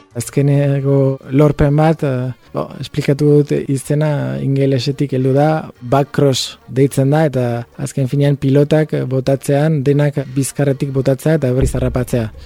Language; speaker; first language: Basque; non-native, fluent; Spanish